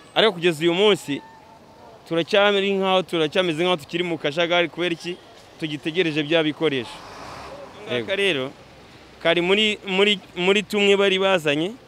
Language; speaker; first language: Kinyarwanda; native; Kinyarwanda